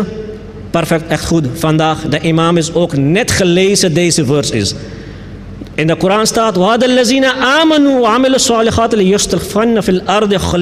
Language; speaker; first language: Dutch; non-native, learner; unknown